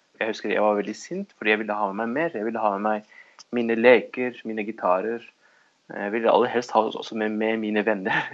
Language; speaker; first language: Norwegian; early bilingual, other home language; Kurdish